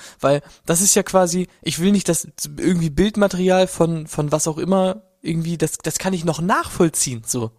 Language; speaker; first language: German; native; German